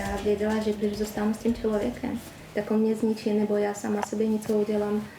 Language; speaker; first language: Czech; non-native, fluent; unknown